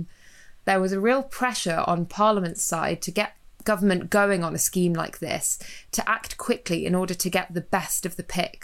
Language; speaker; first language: English; native; English